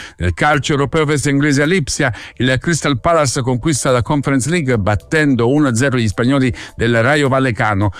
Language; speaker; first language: Italian; native; Italian